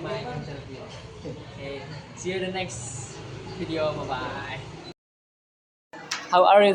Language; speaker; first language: English; non-native, learner; Indonesian